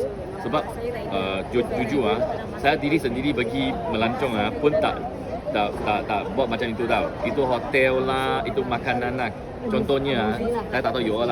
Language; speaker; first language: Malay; non-native, local second language; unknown